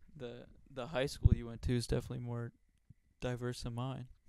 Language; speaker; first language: English; early bilingual, other home language; Hungarian